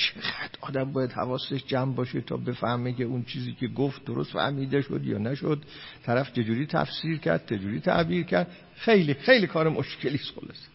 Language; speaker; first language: Persian; non-native, local second language; Azerbaijani